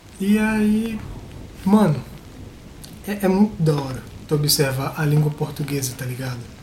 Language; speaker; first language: Portuguese; native; Portuguese